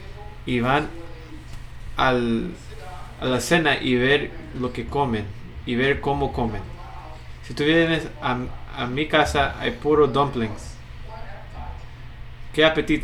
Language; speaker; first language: Spanish; non-native, fluent; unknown